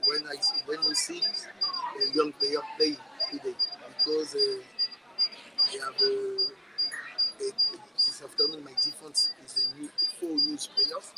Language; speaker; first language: English; non-native, learner; French